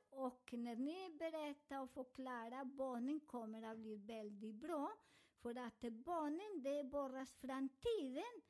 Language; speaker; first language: Swedish; non-native, learner; Spanish